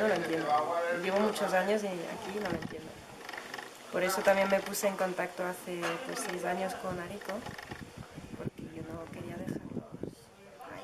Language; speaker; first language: Spanish; early bilingual, heritage; French